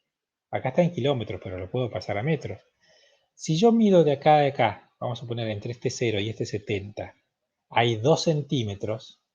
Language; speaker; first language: Spanish; native; Spanish